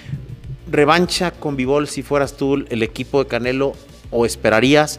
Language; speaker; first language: Spanish; native; Spanish